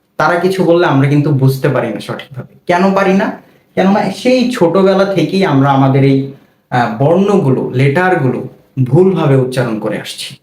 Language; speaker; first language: Bangla; native; Bangla